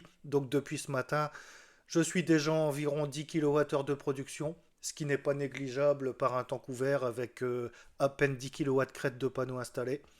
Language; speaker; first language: French; native; French